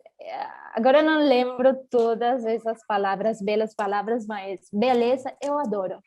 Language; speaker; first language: Portuguese; early bilingual, heritage; Portuguese